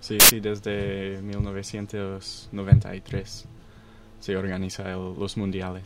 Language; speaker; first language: Spanish; non-native, fluent; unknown